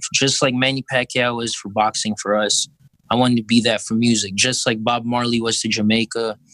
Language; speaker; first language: English; early bilingual, other home language; Filipino